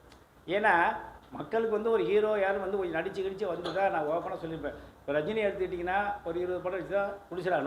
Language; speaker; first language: Tamil; native; Tamil